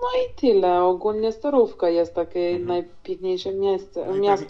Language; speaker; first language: Polish; non-native, fluent; Serbian